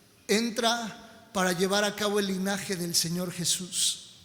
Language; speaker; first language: Spanish; native; Spanish